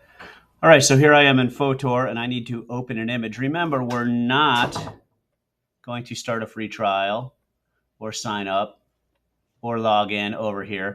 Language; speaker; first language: English; native; English